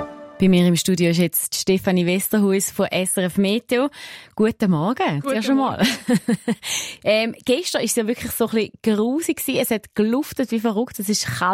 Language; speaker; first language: German; native; German